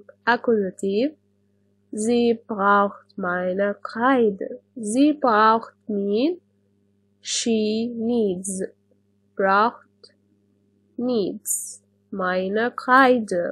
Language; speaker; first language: German; non-native, fluent; Arabic